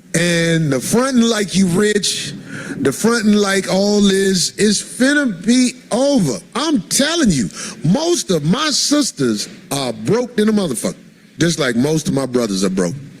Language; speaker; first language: English; native; English